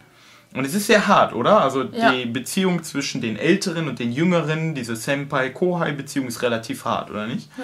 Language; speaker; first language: German; native; German